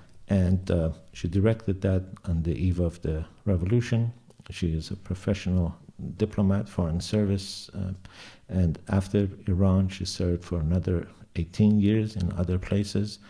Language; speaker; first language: English; non-native, fluent; Persian